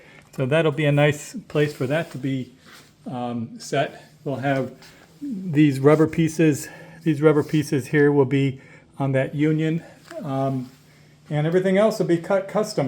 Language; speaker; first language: English; native; English